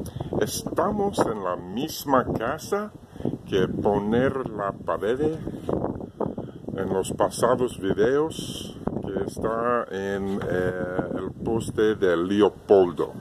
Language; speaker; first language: Spanish; non-native, learner; English